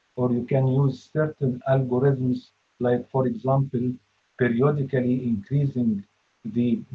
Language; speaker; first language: English; non-native, fluent; Arabic